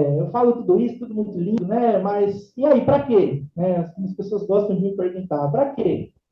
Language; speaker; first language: Portuguese; native; Portuguese